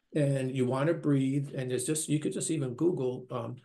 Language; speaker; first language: English; native; English